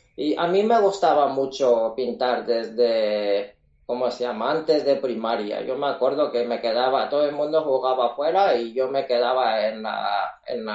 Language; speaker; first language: Spanish; non-native, fluent; Japanese